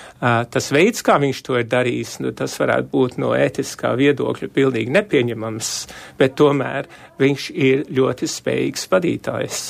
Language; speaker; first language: Latvian; early bilingual, heritage; Latvian